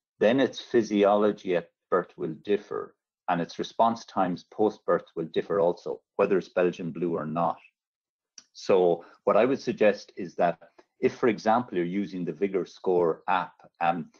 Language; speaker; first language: English; native; English